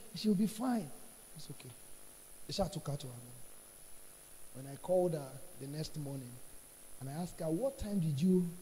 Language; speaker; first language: English; non-native, local second language; Yoruba